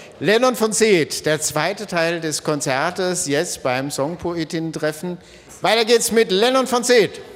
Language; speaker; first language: German; native; German